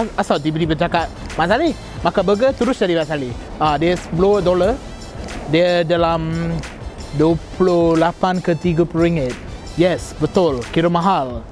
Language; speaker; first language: Malay; non-native, fluent; English